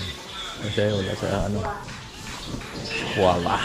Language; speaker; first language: Filipino; native; Filipino